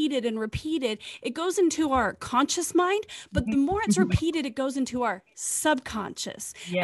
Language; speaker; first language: English; native; English